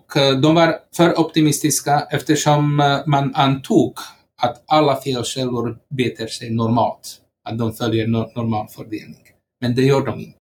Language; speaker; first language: Swedish; non-native, fluent; Slovak